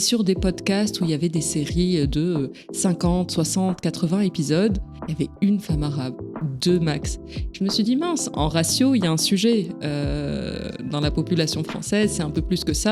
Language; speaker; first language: French; native; French